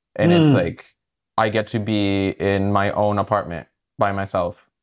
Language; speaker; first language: English; non-native, fluent; Spanish